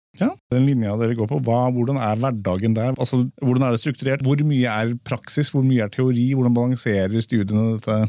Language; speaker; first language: Norwegian; native; Norwegian